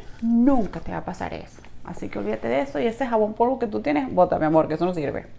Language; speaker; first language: Spanish; native; Spanish